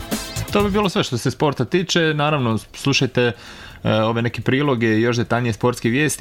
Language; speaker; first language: Croatian; native; Croatian